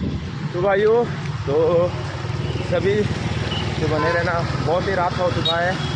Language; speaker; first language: Hindi; non-native, local second language; Mising